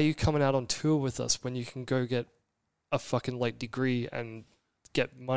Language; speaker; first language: English; native; English